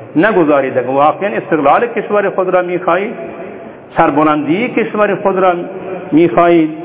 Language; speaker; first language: Persian; non-native, local second language; Baluchi